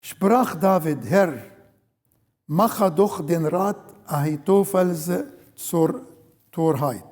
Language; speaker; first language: German; non-native, learner; Arabic